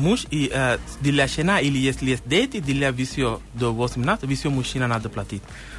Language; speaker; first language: Russian; non-native, learner; Sinhala